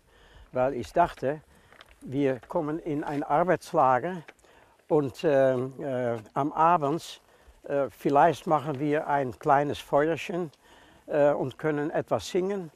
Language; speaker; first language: German; non-native, fluent; Dutch